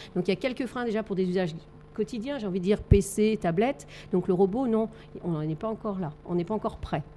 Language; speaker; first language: French; native; French